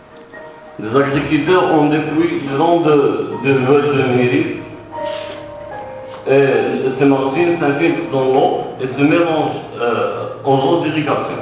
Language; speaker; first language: French; non-native, local second language; Arabic